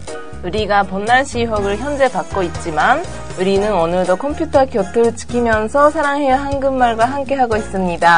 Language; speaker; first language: Korean; non-native, fluent; Japanese